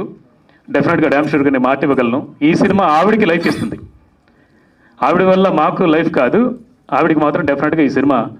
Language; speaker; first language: Telugu; native; Telugu